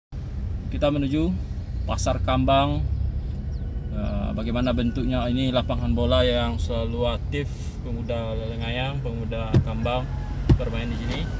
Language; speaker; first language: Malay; non-native, local second language; Minangkabau